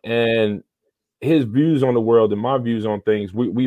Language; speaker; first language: English; native; English